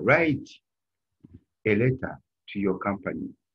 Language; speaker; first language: English; non-native, local second language; Bemba